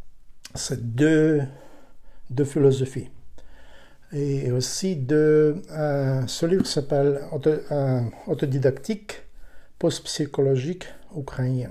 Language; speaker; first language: French; non-native, learner; Ukrainian